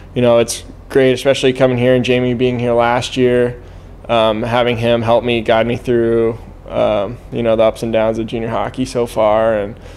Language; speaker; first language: English; native; English